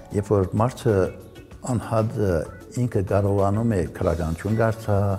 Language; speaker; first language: Armenian; early bilingual, heritage; Armenian